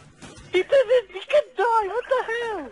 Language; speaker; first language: English; native; English